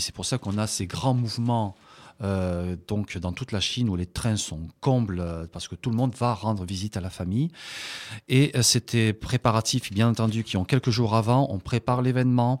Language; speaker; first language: French; native; French